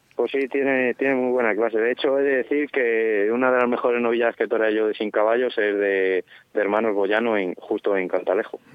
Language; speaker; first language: Spanish; native; Spanish